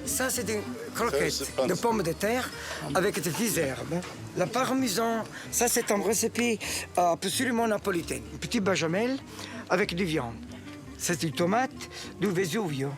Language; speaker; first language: French; non-native, learner; Italian